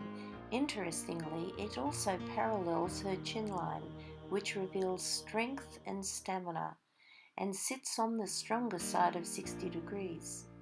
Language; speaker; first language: English; native; English